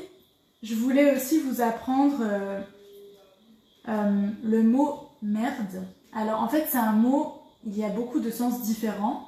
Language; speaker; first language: French; native; French